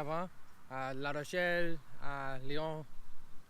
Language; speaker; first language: French; non-native, learner; English